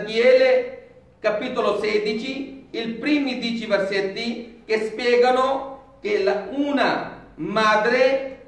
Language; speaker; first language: Italian; non-native, fluent; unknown